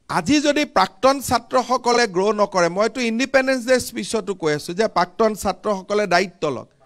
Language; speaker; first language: Assamese; native; Assamese